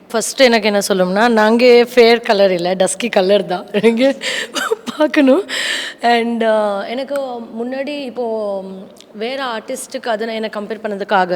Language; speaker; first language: Tamil; non-native, learner; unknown